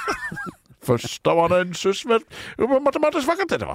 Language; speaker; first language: Norwegian; native; Norwegian